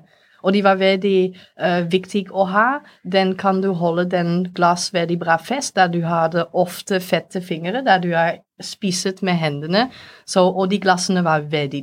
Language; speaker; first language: Norwegian; non-native, fluent; Dutch